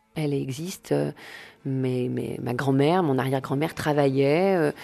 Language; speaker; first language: French; native; French